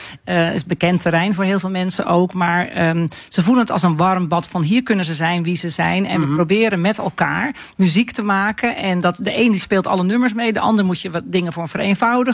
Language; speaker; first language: Dutch; native; Dutch